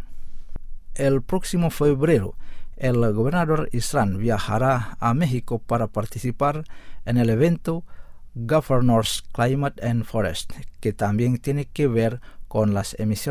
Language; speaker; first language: Spanish; non-native, fluent; Indonesian